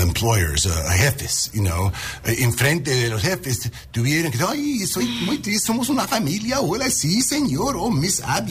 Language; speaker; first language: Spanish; non-native, learner; English